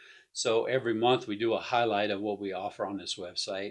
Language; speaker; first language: English; native; English